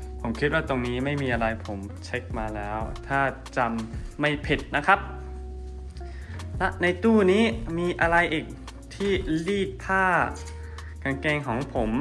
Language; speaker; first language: Thai; non-native, fluent; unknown